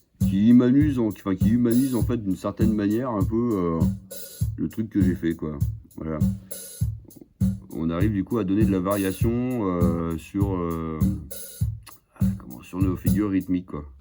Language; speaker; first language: French; native; French